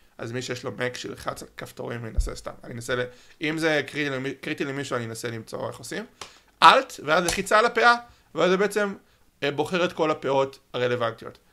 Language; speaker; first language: Hebrew; native; Hebrew